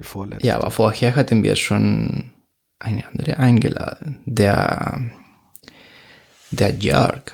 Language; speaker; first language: German; non-native, fluent; Spanish